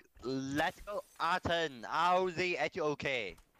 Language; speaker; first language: English; non-native, learner; Chinese